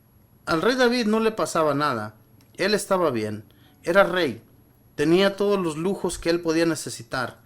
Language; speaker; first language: Spanish; native; Spanish